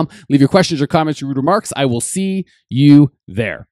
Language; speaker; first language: English; native; English